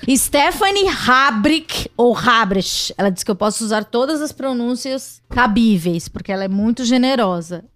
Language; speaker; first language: Portuguese; native; Portuguese